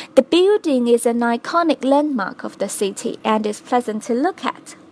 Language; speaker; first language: English; non-native, fluent; Chinese